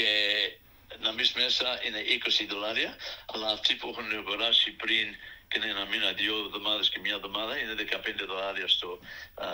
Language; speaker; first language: Greek; early bilingual, heritage; Greek